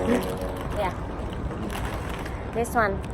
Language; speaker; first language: English; non-native, learner; Thai